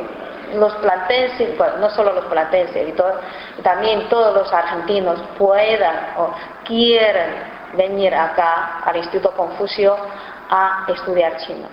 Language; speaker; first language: Spanish; non-native, fluent; Chinese